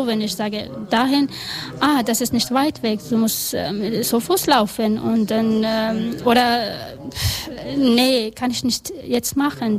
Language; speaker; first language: German; non-native, learner; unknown